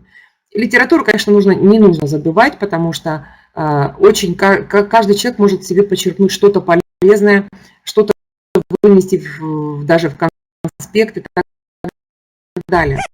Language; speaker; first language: Russian; native; Russian